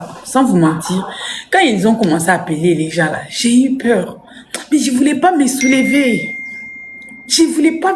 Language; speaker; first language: French; non-native, local second language; Lingala